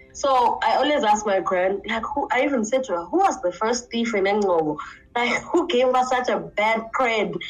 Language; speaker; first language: English; non-native, local second language; Xhosa